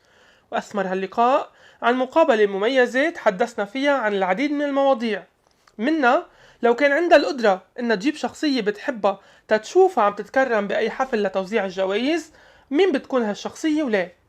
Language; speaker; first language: Arabic; native; Arabic